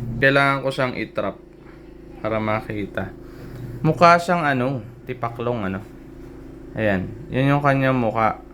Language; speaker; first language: Filipino; native; Filipino